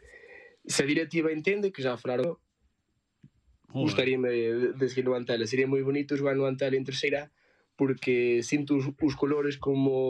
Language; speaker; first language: Spanish; non-native, learner; Portuguese